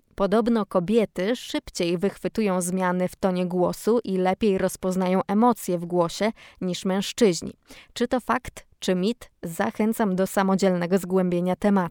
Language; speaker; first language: Polish; native; Polish